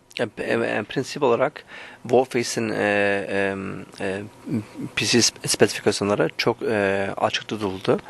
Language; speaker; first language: Turkish; early bilingual, heritage; Turkish